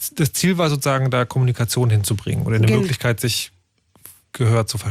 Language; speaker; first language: German; native; German